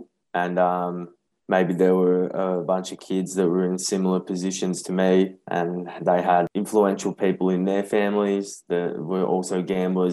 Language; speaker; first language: English; native; English